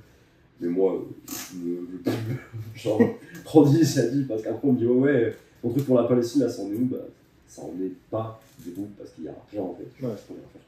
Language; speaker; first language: French; native; French